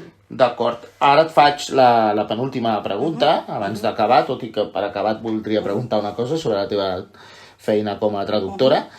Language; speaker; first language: Catalan; native; Catalan